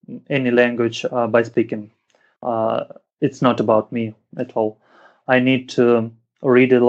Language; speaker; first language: English; non-native, fluent; Russian